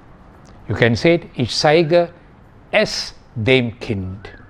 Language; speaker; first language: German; non-native, fluent; Malayalam